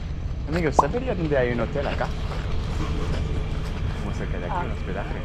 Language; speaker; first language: Spanish; non-native, learner; French